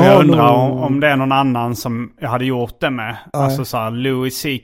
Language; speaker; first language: Swedish; native; Swedish